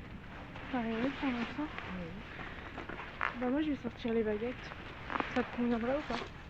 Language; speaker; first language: French; native; French